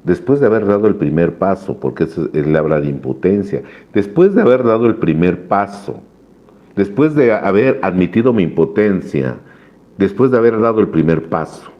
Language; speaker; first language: Spanish; native; Spanish